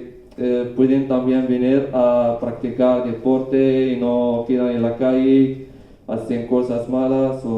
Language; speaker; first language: Spanish; non-native, learner; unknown